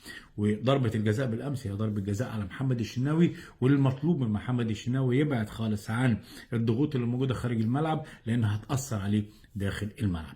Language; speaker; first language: Arabic; native; Arabic